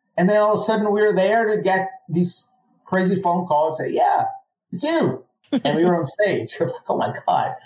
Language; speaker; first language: English; non-native, fluent; Portuguese